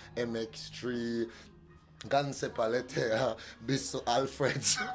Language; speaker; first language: German; non-native, fluent; English